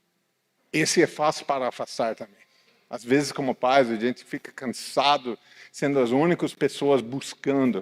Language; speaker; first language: Portuguese; non-native, fluent; English